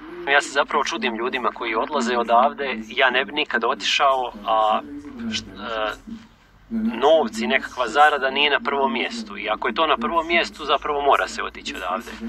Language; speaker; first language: Croatian; native; Croatian